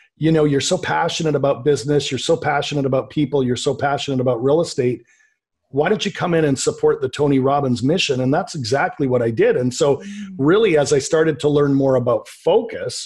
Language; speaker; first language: English; native; English